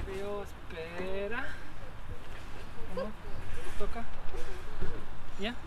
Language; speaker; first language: Spanish; non-native, learner; German